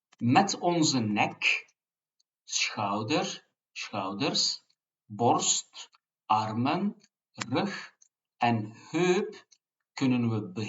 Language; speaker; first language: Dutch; non-native, fluent; Turkish